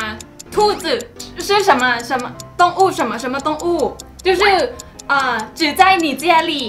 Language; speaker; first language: Chinese; non-native, learner; Thai